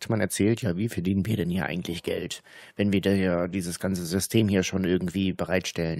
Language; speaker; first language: German; native; German